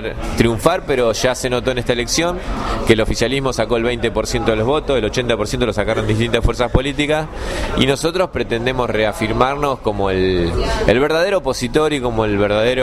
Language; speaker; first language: Spanish; native; Spanish